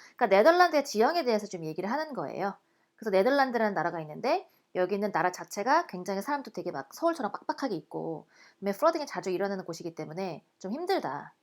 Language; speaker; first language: Korean; native; Korean